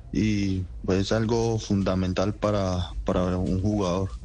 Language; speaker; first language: Spanish; native; Spanish